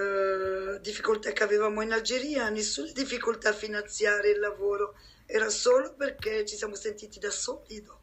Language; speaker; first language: Italian; non-native, fluent; French